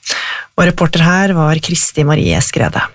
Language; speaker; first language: Norwegian; native; Norwegian